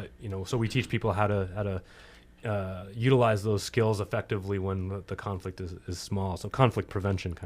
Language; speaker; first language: English; native; English